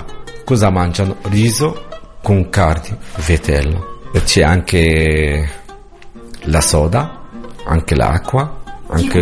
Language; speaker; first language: Italian; non-native, learner; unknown